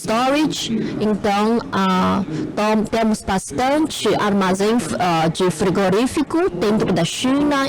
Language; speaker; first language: Portuguese; non-native, fluent; Chinese